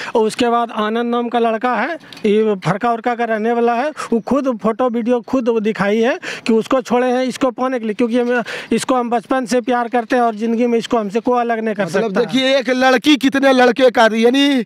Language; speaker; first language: Hindi; native; Hindi